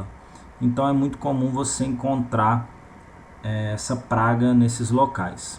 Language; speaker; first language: Portuguese; native; Portuguese